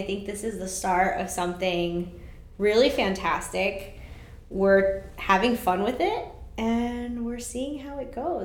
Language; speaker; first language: English; early bilingual, other home language; Spanish